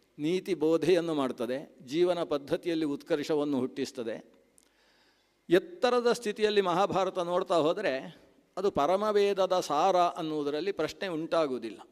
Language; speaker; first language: Kannada; non-native, local second language; Tulu